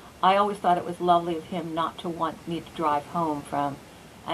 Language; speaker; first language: English; native; English